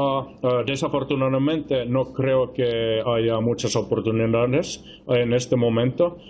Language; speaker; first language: Spanish; non-native, fluent; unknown